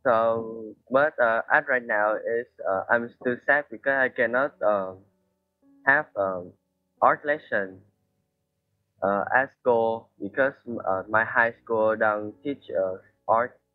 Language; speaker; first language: English; non-native, learner; Vietnamese